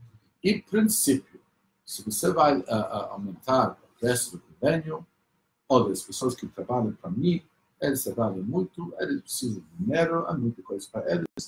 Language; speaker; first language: Portuguese; non-native, fluent; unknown